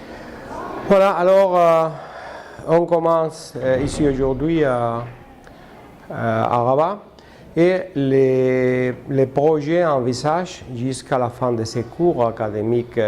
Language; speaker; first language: French; non-native, fluent; Spanish